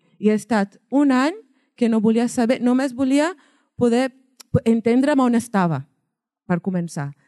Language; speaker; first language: Catalan; non-native, fluent; Portuguese